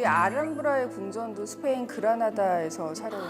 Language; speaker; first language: Korean; native; Korean